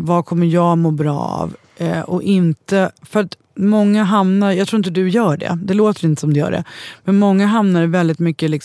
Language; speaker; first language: Swedish; native; Swedish